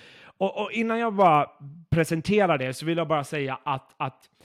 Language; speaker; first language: Swedish; non-native, fluent; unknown